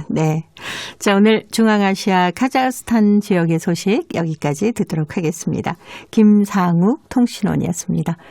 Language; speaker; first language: Korean; native; Korean